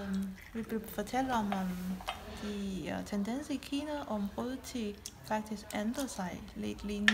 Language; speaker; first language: Danish; non-native, fluent; Chinese